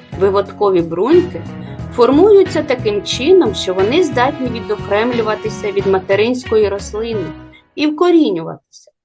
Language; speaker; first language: Ukrainian; native; Ukrainian